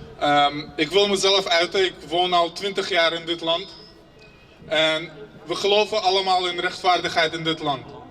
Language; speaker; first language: Dutch; non-native, fluent; Azerbaijani